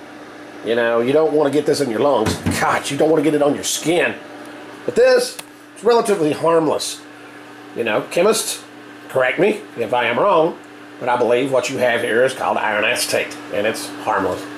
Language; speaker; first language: English; native; English